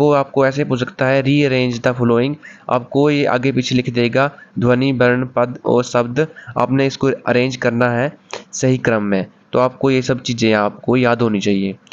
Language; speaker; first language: Hindi; native; Hindi